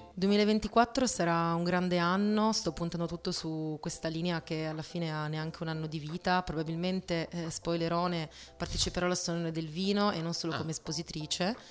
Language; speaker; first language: Italian; native; Italian